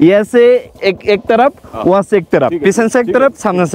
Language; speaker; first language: Hindi; non-native, learner; Bangla